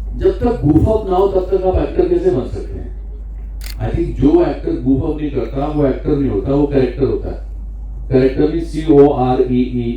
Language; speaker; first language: Hindi; native; Hindi